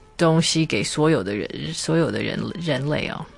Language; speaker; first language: Chinese; native; Chinese